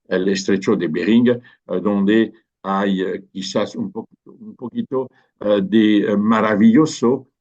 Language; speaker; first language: Spanish; non-native, fluent; French